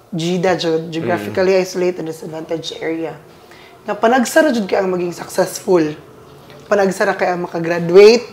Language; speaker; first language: Cebuano; native; Cebuano